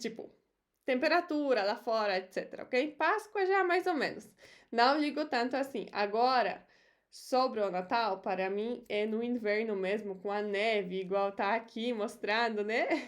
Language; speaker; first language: Portuguese; non-native, fluent; Polish